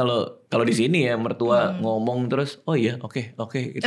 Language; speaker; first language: Indonesian; native; Indonesian